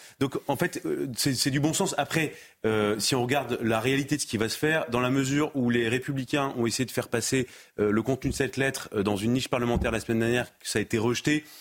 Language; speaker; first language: French; native; French